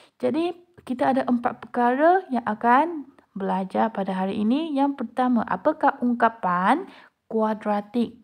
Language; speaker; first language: Malay; non-native, local second language; Chinese